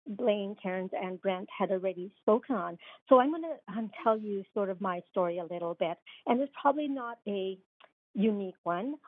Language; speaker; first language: English; non-native, local second language; Cantonese